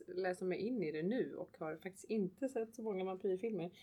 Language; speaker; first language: Swedish; non-native, fluent; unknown